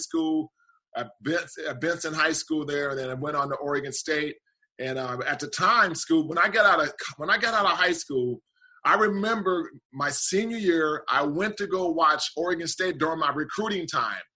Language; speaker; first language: English; native; English